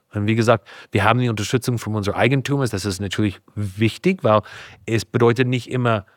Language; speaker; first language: German; non-native, fluent; English